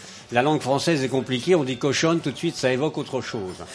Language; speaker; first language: French; native; French